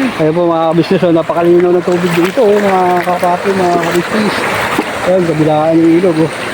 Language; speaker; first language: Filipino; native; Filipino